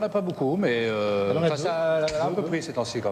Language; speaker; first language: French; native; French